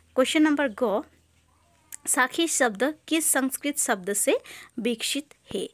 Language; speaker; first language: Hindi; non-native, local second language; Assamese